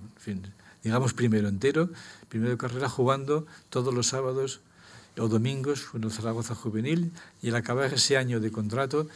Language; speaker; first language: Spanish; native; Spanish